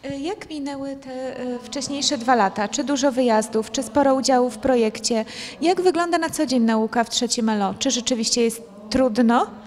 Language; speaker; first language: Polish; native; Polish